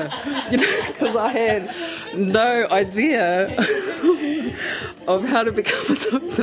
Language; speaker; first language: English; non-native, local second language; Māori